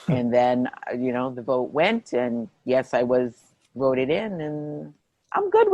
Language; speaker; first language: English; native; English